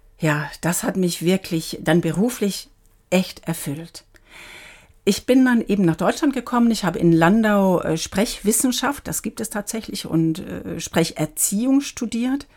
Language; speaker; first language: German; native; German